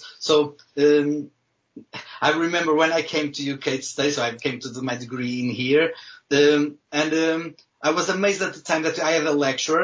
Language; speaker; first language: English; non-native, fluent; Portuguese